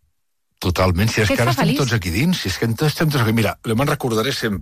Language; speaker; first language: Catalan; native; Catalan